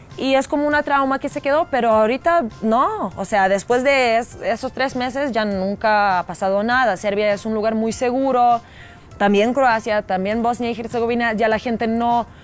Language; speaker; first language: Spanish; non-native, fluent; Serbian